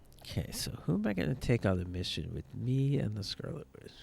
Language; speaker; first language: English; native; English